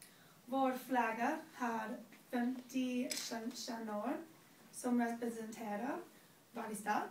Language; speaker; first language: Swedish; non-native, learner; English